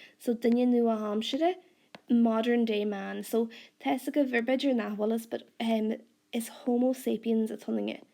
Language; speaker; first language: Irish; non-native, local second language; English